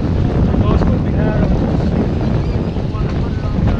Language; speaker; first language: English; native; English